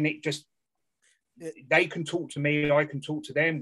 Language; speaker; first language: English; native; English